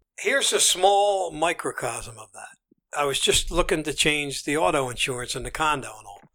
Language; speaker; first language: English; native; English